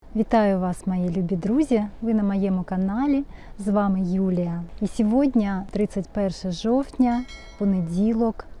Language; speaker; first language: Ukrainian; non-native, local second language; Russian